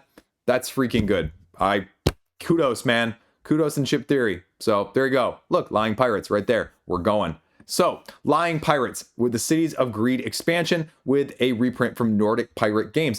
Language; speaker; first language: English; native; English